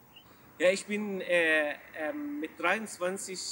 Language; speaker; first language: German; non-native, learner; Arabic